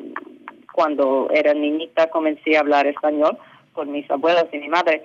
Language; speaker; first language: Spanish; early bilingual, heritage; English